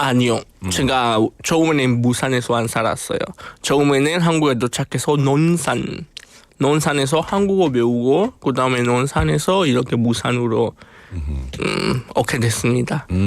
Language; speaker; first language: Korean; non-native, fluent; Spanish